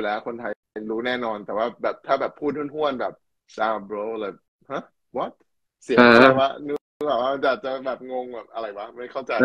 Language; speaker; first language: Thai; native; Thai